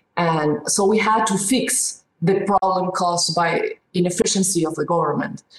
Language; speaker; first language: English; non-native, fluent; Spanish